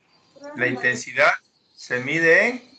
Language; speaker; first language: Spanish; native; Spanish